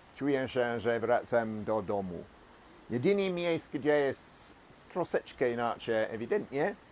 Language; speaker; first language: Polish; non-native, fluent; English